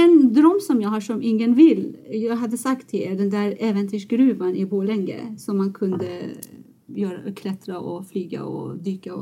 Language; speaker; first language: Swedish; non-native, fluent; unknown